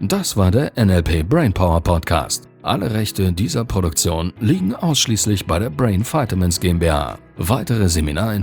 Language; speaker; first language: German; native; German